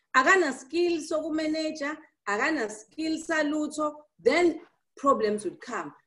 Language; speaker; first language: English; non-native, local second language; Zulu